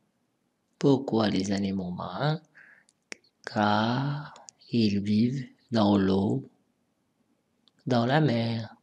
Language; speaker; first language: French; non-native, local second language; Arabic